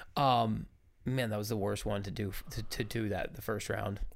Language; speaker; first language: English; native; English